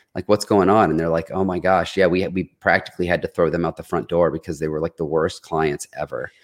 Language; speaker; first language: English; native; English